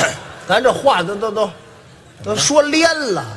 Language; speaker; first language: Chinese; native; Chinese